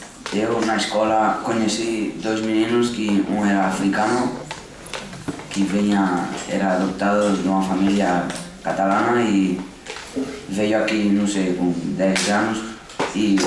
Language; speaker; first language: Portuguese; early bilingual, heritage; Portuguese